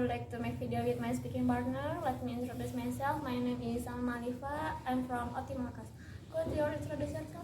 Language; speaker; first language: English; non-native, learner; Indonesian